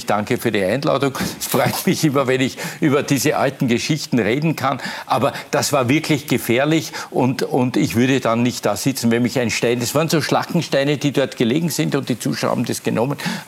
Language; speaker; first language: German; native; German